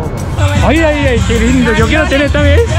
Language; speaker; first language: Spanish; non-native, learner; Japanese